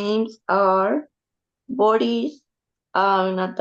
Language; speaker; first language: English; non-native, learner; Spanish